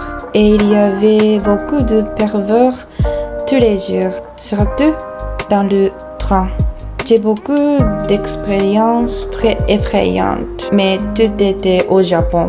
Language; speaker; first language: French; non-native, learner; Japanese